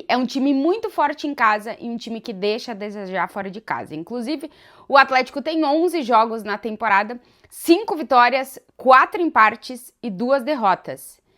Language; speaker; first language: Portuguese; native; Portuguese